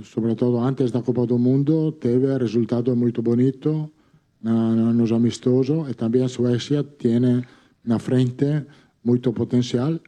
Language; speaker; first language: Portuguese; non-native, fluent; Italian